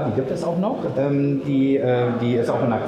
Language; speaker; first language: German; native; German